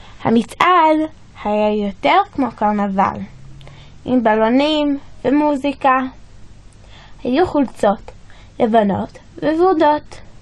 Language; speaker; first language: Hebrew; early bilingual, other home language; English